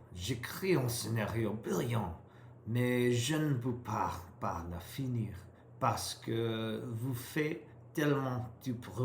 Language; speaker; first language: French; non-native, learner; English